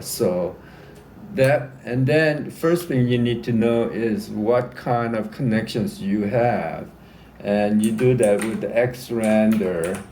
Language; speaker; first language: English; native; English